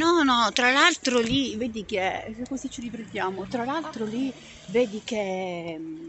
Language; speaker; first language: Italian; native; Italian